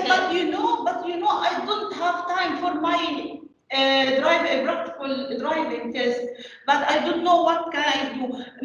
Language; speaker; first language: English; non-native, learner; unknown